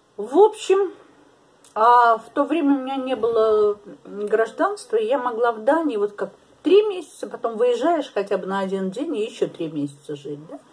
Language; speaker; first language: Russian; native; Russian